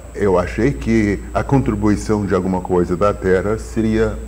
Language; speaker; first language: Portuguese; non-native, fluent; English